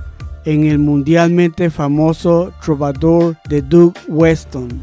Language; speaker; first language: Spanish; early bilingual, heritage; Spanish